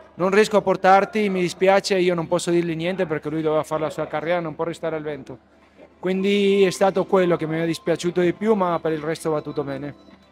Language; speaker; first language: Italian; non-native, fluent; Spanish